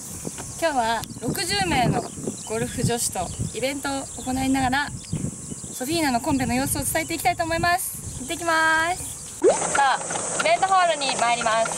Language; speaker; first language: Japanese; native; Japanese